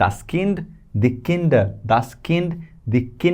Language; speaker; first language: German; non-native, fluent; Hindi